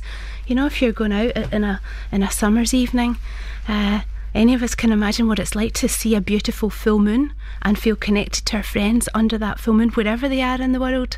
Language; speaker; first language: English; native; English